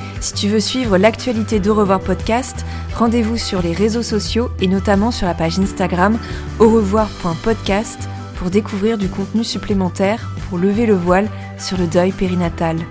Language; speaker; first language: French; native; French